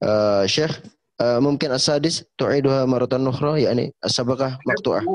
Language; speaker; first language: Arabic; non-native, fluent; Indonesian